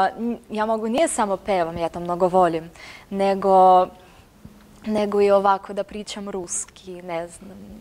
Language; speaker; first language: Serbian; non-native, fluent; Russian